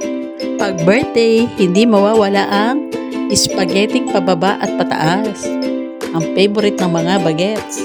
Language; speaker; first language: Filipino; native; Filipino